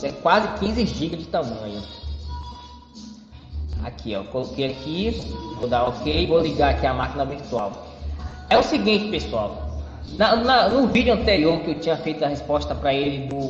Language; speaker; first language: Portuguese; native; Portuguese